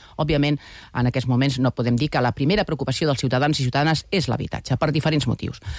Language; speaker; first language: Catalan; native; Catalan